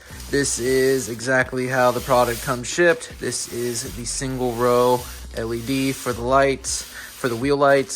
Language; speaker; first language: English; native; English